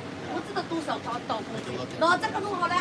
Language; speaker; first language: Chinese; native; Chinese